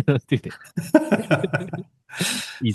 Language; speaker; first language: English; non-native, learner; Japanese